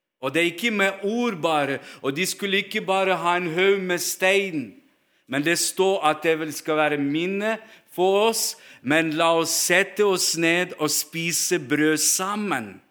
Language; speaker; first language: Norwegian; non-native, fluent; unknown